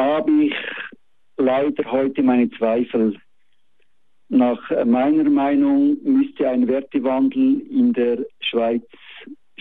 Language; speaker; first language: German; native; German